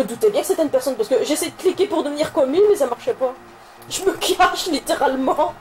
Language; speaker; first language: French; native; French